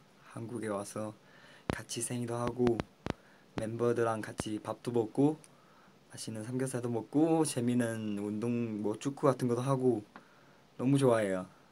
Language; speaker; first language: Korean; non-native, fluent; Chinese